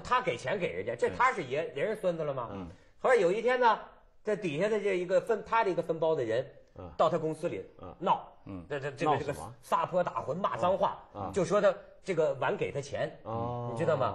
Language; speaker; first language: Chinese; native; Chinese